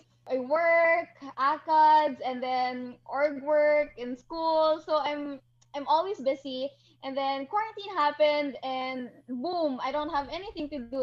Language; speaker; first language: English; non-native, local second language; Hiligaynon